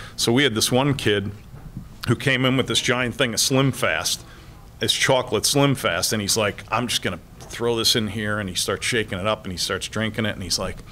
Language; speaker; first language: English; native; English